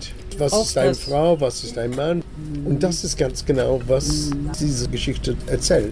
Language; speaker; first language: German; non-native, fluent; English